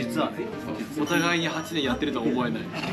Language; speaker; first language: Japanese; native; Japanese